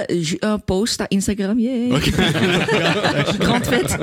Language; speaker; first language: French; non-native, local second language; Dutch